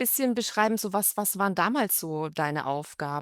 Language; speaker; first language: German; native; German